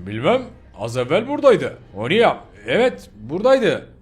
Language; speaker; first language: Turkish; native; Turkish